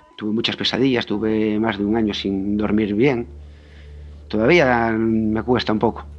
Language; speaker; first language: Spanish; native; Spanish